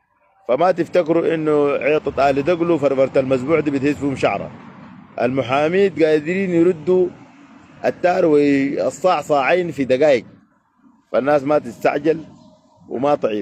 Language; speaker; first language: Arabic; native; Arabic